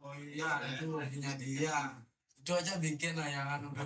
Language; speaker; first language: Indonesian; native; Indonesian